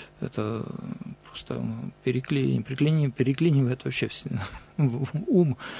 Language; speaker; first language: Russian; native; Russian